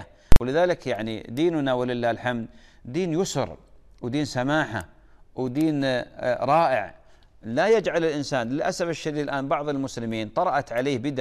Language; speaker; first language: Arabic; native; Arabic